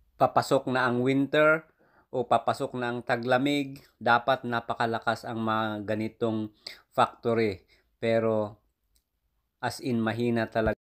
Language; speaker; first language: Filipino; native; Filipino